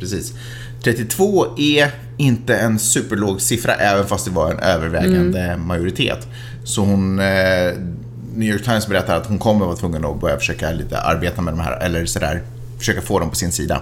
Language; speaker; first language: Swedish; native; Swedish